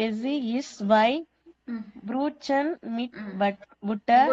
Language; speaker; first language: German; non-native, learner; Tamil